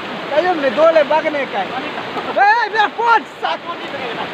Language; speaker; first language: Hindi; non-native, local second language; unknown